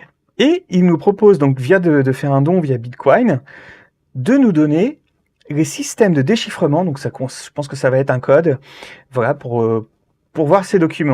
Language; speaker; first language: French; native; French